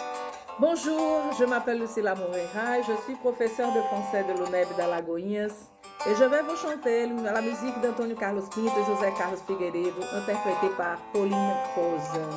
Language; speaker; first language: French; non-native, fluent; Portuguese